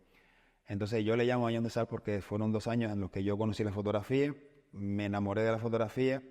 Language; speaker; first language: Spanish; native; Spanish